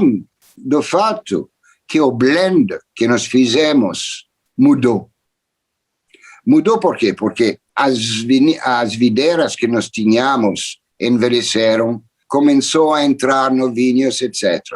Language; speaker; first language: Portuguese; non-native, fluent; French